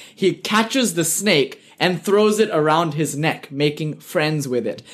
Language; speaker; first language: English; native; English